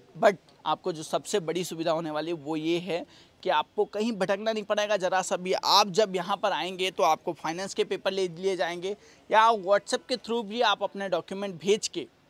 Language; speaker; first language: Hindi; native; Hindi